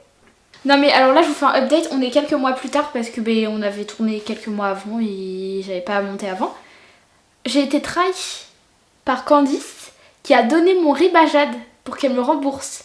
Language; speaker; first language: French; native; French